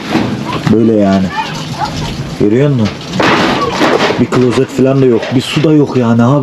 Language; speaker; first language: Turkish; native; Turkish